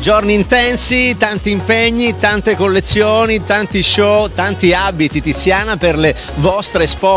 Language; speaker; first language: Italian; native; Italian